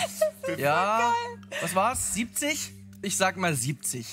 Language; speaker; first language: German; native; German